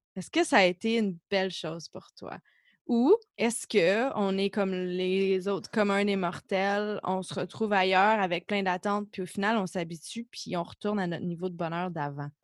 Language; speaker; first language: French; native; French